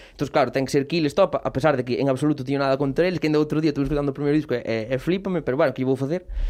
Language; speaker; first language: Galician; non-native, local second language; Spanish